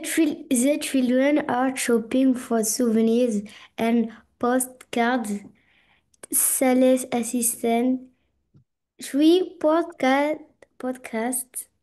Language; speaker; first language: English; non-native, learner; French